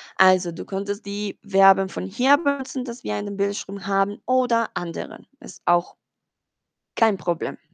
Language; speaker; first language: German; non-native, learner; Spanish